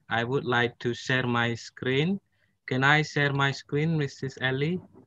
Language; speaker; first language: English; non-native, fluent; Indonesian